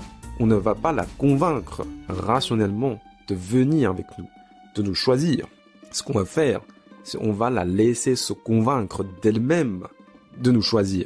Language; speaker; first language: French; native; French